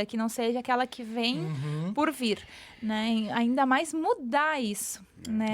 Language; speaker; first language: Portuguese; native; Portuguese